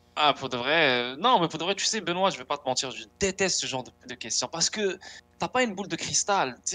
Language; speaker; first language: French; non-native, local second language; Arabic